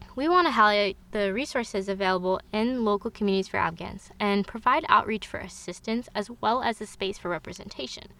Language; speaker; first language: English; native; English